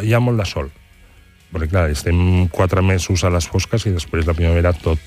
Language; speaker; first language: Catalan; non-native, local second language; Spanish